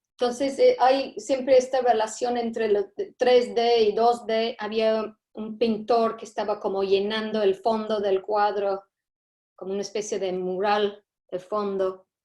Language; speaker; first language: Spanish; non-native, fluent; English